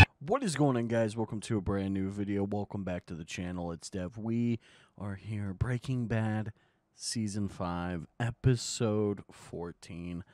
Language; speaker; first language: English; native; English